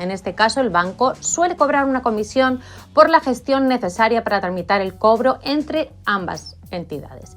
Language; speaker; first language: Spanish; native; Spanish